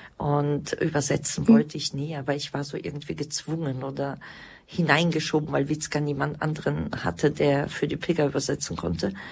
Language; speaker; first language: German; early bilingual, other home language; Croatian